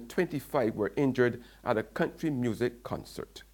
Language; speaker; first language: English; native; English